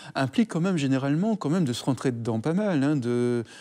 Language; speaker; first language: French; native; French